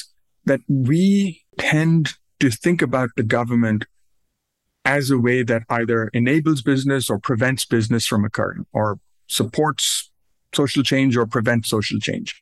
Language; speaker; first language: English; non-native, local second language; Urdu